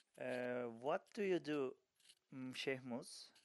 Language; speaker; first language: English; non-native, learner; Turkish